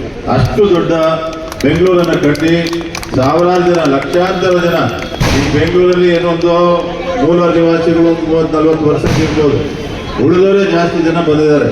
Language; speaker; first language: Kannada; native; Kannada